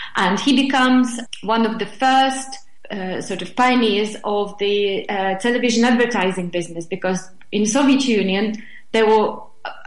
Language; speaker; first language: English; non-native, fluent; Russian